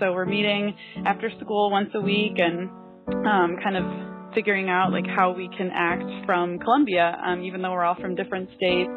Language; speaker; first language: English; native; English